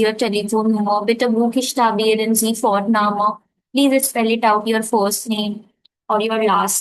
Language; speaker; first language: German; non-native, learner; Hindi